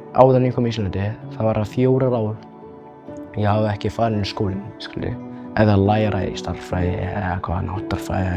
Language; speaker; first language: Icelandic; non-native, learner; Arabic